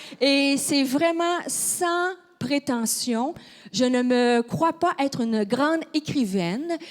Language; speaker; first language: French; native; French